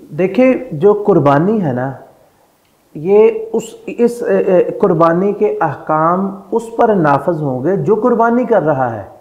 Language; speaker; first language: Urdu; non-native, local second language; Punjabi